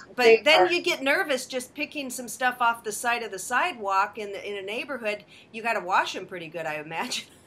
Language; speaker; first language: English; native; English